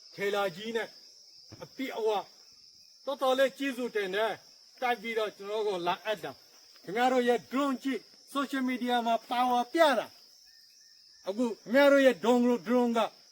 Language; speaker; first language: Burmese; non-native, local second language; Rohingya